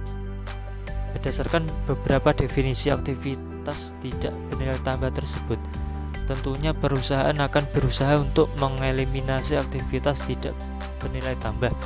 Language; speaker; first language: Indonesian; native; Indonesian